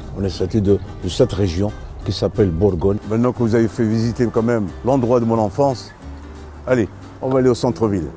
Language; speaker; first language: French; non-native, local second language; Arabic